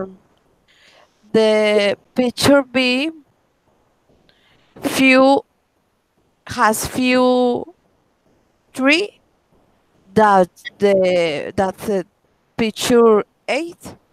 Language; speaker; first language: English; non-native, learner; Spanish